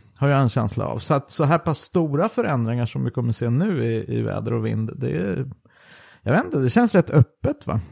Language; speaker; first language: Swedish; early bilingual, other home language; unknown